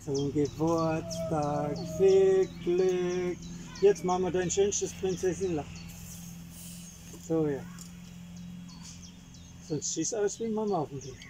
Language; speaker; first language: German; native; German